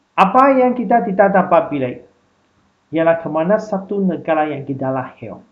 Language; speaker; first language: Malay; non-native, local second language; Chinese